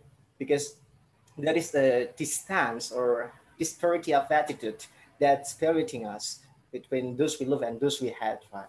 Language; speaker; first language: English; non-native, fluent; Indonesian